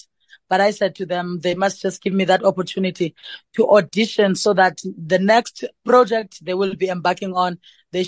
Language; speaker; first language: English; non-native, local second language; Xhosa